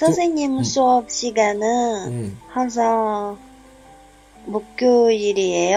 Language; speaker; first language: Korean; non-native, learner; Chinese